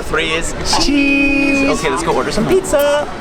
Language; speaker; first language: English; native; English